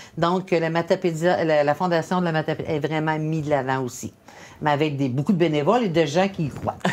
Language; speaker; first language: French; native; French